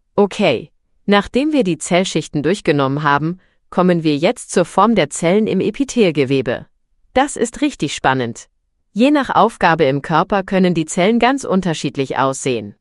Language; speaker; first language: German; native; German